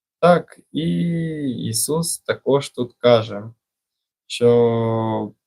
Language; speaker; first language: Ukrainian; non-native, local second language; Russian